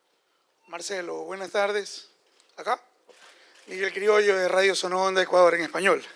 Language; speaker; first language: Spanish; native; Spanish